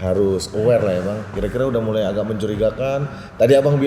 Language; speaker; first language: Indonesian; native; Indonesian